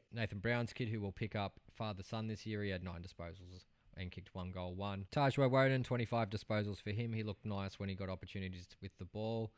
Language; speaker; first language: English; native; English